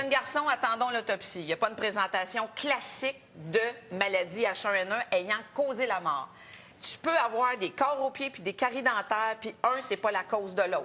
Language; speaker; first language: French; native; French